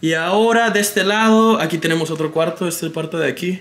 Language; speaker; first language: Spanish; native; Spanish